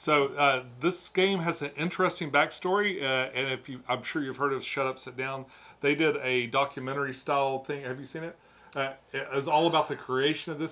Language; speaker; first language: English; native; English